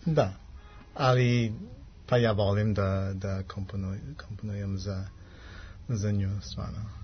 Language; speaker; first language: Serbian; non-native, learner; English